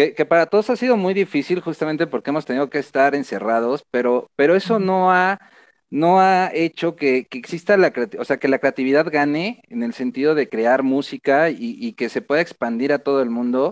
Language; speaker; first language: Spanish; native; Spanish